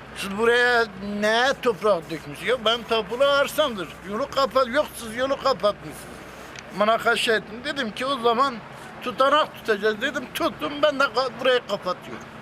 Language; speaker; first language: Turkish; native; Turkish